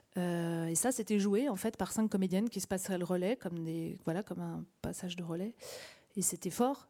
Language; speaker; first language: French; native; French